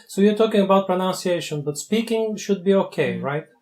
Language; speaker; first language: English; non-native, fluent; Bulgarian